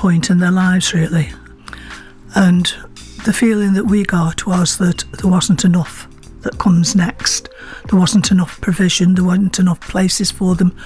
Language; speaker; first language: English; native; English